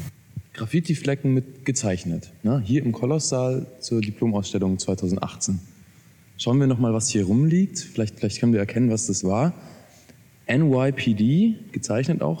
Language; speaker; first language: German; native; German